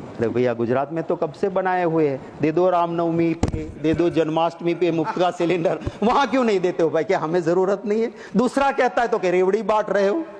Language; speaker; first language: Hindi; non-native, local second language; Gujarati